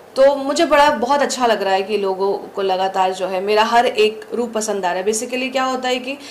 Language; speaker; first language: Hindi; native; Hindi